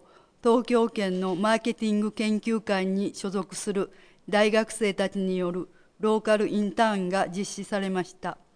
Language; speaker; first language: Japanese; native; Japanese